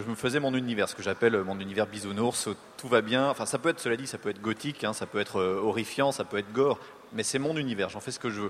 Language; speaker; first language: French; native; French